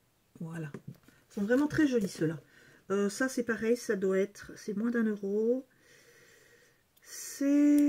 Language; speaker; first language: French; native; French